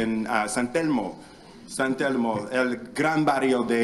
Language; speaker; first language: Spanish; non-native, learner; English